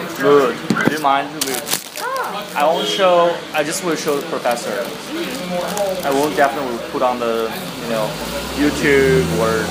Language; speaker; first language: English; non-native, fluent; Chinese